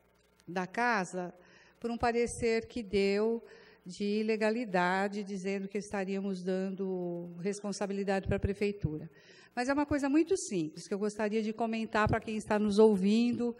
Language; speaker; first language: Portuguese; native; Portuguese